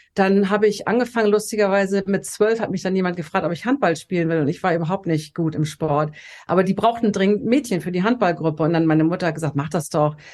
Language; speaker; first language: German; native; German